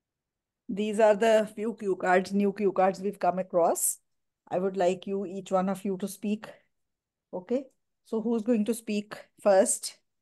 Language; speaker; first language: English; non-native, local second language; Hindi